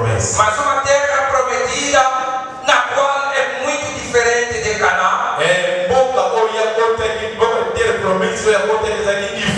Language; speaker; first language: Portuguese; non-native, fluent; Lingala